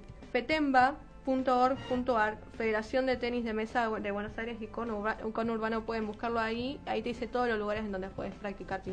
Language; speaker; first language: Spanish; native; Spanish